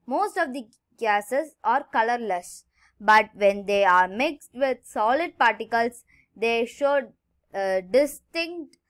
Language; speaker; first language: English; non-native, local second language; Tamil